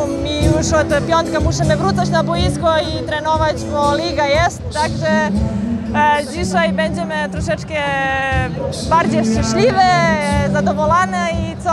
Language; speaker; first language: Polish; non-native, fluent; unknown